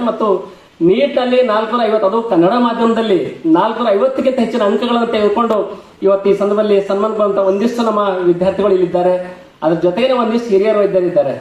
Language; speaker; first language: Kannada; native; Kannada